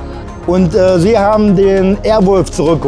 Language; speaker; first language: German; native; German